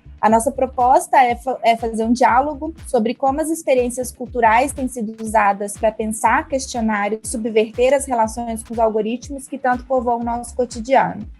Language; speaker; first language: Portuguese; native; Portuguese